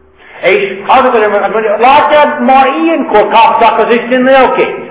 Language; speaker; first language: Hungarian; non-native, fluent; English